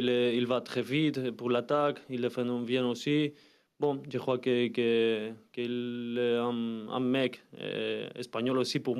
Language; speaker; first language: French; non-native, learner; Spanish